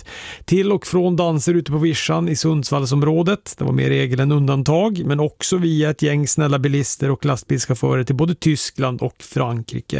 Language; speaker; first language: Swedish; native; Swedish